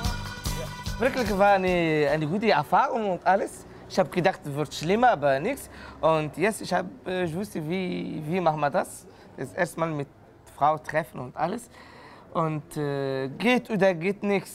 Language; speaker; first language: German; non-native, learner; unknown